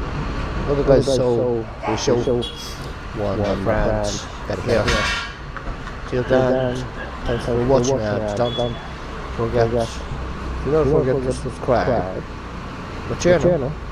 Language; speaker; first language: English; non-native, local second language; Tibetan